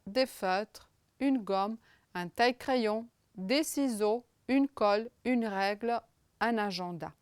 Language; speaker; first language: French; non-native, fluent; Romanian